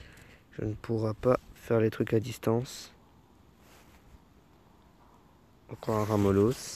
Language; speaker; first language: French; native; French